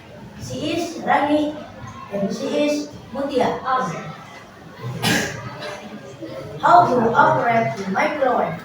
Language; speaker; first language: English; non-native, learner; Indonesian